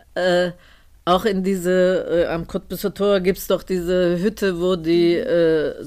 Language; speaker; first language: German; non-native, fluent; Turkish